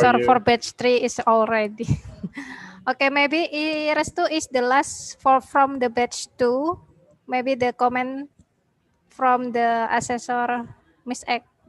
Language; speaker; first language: English; non-native, learner; Indonesian